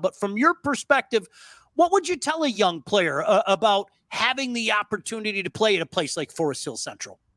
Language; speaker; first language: English; native; English